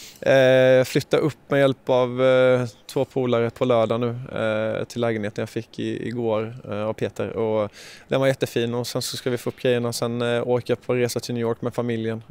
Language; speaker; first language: Swedish; native; Swedish